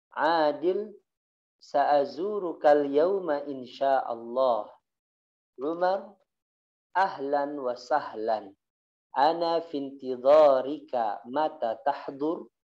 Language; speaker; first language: Arabic; non-native, fluent; Indonesian